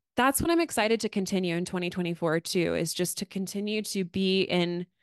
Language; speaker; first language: English; native; English